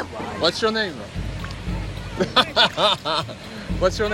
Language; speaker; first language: English; non-native, learner; French